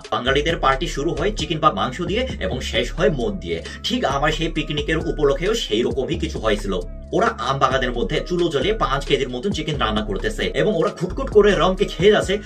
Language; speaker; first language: Bangla; non-native, fluent; Korean